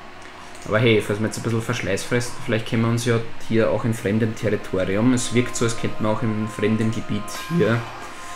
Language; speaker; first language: German; native; German